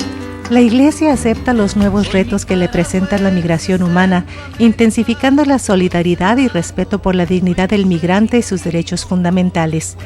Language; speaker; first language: Spanish; native; Spanish